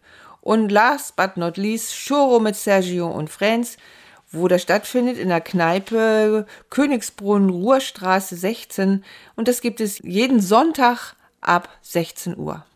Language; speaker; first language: German; native; German